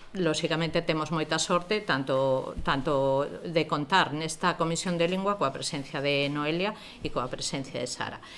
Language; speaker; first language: Galician; non-native, local second language; Spanish